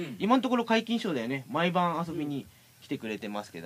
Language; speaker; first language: Japanese; native; Japanese